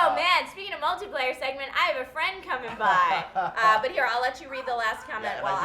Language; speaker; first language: English; native; English